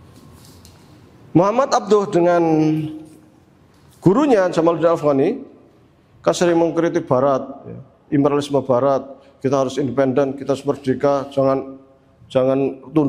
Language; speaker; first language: Indonesian; native; Indonesian